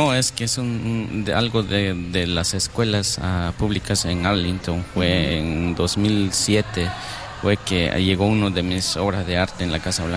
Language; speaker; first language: Spanish; non-native, local second language; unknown